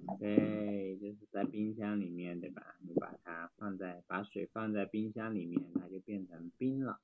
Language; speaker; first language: Chinese; native; Chinese